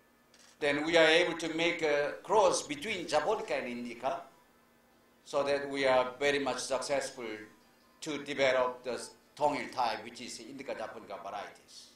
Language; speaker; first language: English; non-native, fluent; Korean